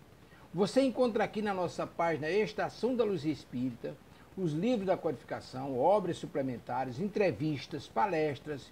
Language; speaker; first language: Portuguese; native; Portuguese